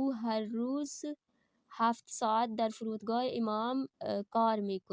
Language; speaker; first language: Persian; non-native, fluent; Urdu